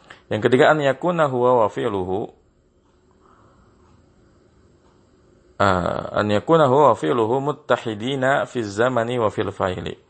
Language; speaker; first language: Arabic; non-native, fluent; Indonesian